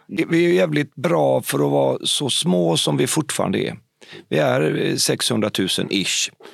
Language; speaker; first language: Swedish; native; Swedish